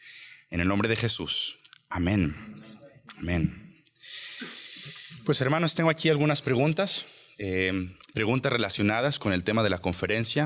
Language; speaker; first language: Spanish; native; Spanish